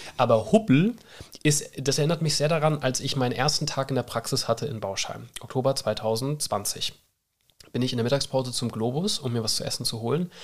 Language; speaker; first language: German; native; German